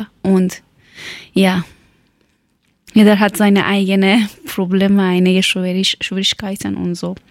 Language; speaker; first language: German; non-native, learner; Persian